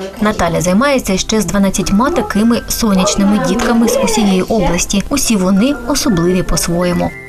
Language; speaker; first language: Ukrainian; native; Ukrainian